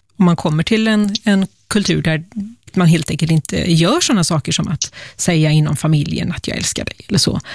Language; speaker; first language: Swedish; native; Swedish